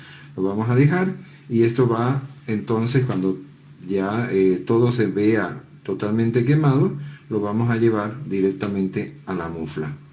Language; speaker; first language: Spanish; native; Spanish